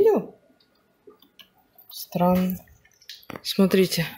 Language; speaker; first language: Russian; native; Russian